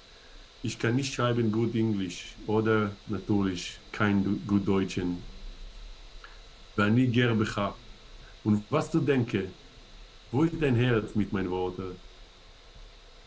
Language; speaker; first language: German; non-native, learner; Hebrew